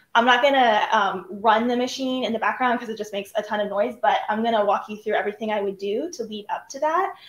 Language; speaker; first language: English; native; English